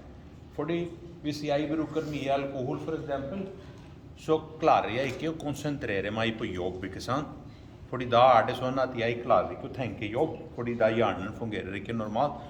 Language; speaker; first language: Norwegian; non-native, fluent; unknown